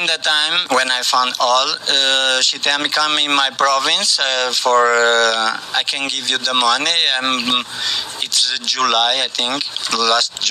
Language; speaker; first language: English; non-native, learner; Portuguese